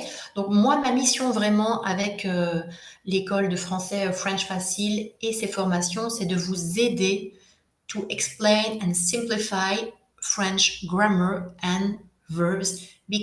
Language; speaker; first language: French; native; French